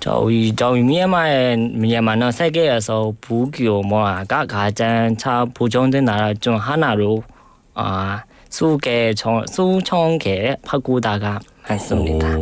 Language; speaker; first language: Korean; non-native, learner; Burmese